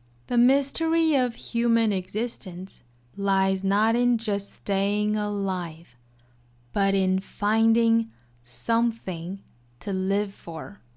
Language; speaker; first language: English; non-native, fluent; Chinese